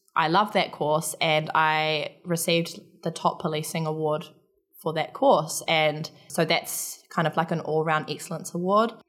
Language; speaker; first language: English; native; English